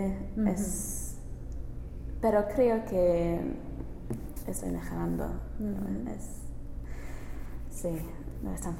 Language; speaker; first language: Spanish; non-native, learner; English